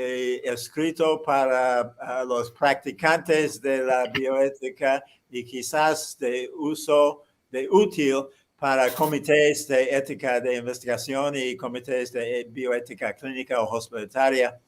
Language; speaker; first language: Spanish; non-native, fluent; English